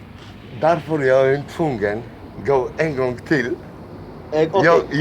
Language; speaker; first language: Swedish; non-native, learner; Polish